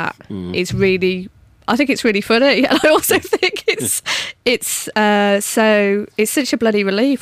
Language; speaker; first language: English; native; English